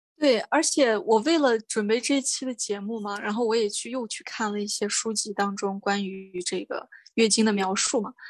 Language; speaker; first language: Chinese; non-native, local second language; Mongolian